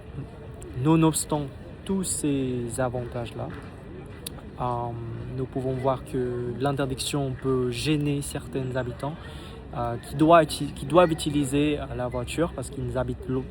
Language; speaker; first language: French; non-native, fluent; Vietnamese